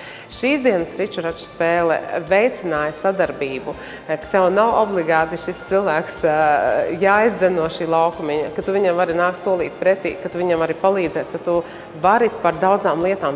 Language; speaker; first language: Latvian; native; Latvian